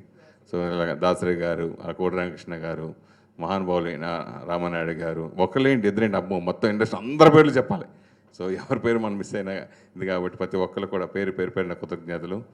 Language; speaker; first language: Telugu; native; Telugu